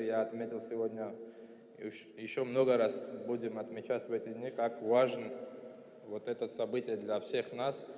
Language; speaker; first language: Russian; non-native, fluent; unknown